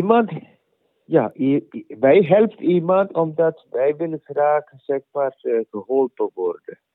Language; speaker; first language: Dutch; non-native, learner; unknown